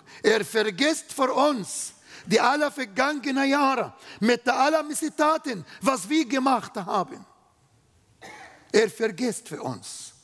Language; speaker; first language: German; non-native, fluent; Arabic